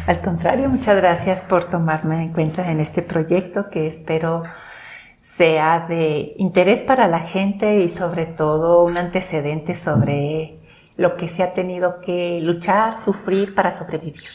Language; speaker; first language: Spanish; non-native, local second language; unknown